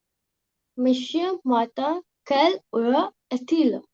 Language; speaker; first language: French; non-native, learner; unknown